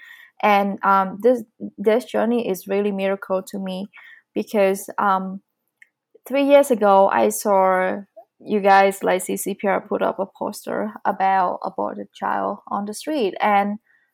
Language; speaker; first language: English; non-native, fluent; Vietnamese